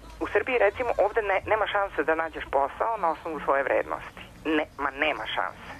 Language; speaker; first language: Serbian; native; Serbian